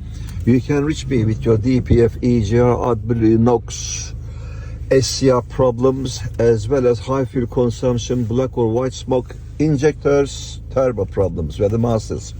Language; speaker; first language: English; non-native, fluent; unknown